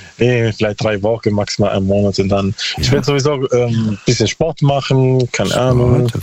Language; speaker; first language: German; non-native, learner; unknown